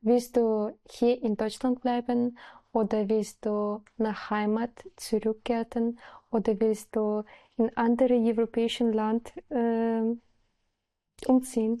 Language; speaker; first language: German; non-native, learner; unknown